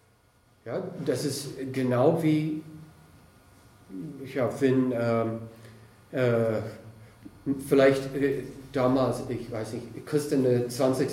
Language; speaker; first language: German; non-native, fluent; English